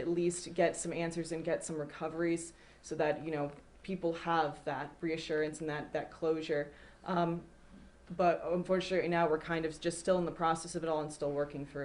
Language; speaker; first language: English; native; English